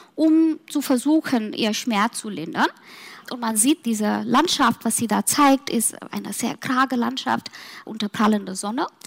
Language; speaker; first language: German; non-native, fluent; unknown